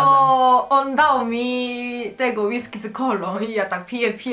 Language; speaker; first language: Polish; non-native, learner; Korean